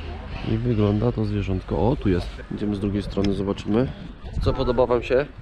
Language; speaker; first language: Polish; native; Polish